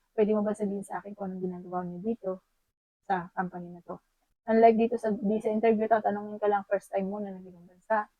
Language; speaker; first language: Filipino; native; Filipino